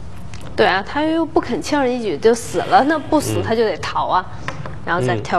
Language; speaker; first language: Chinese; native; Chinese